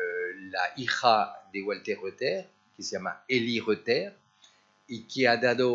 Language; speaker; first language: Spanish; early bilingual, heritage; French